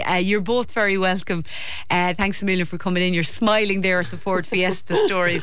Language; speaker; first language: English; native; English